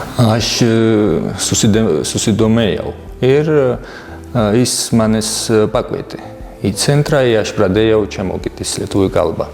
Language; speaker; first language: Lithuanian; non-native, fluent; Georgian